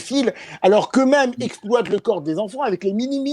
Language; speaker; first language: French; native; French